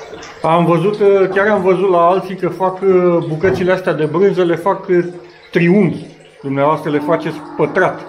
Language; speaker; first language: Romanian; native; Romanian